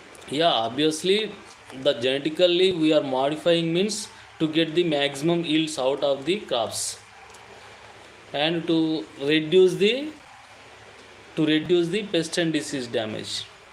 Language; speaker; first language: English; non-native, local second language; Telugu